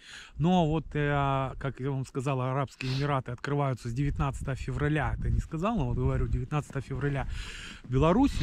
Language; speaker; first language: Russian; native; Russian